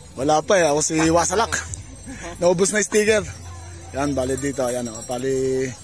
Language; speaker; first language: Filipino; native; Filipino